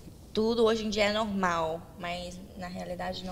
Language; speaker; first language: Portuguese; early bilingual, heritage; Portuguese